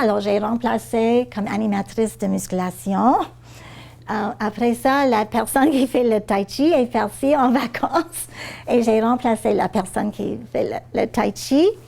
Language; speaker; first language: French; non-native, fluent; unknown